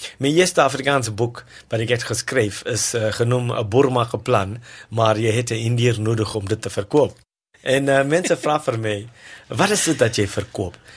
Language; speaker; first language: Afrikaans; non-native, local second language; English